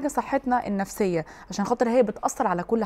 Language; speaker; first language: Arabic; native; Arabic